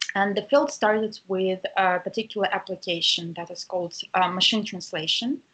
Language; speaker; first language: English; non-native, fluent; Russian